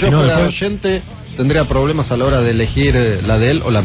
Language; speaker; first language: Spanish; native; Spanish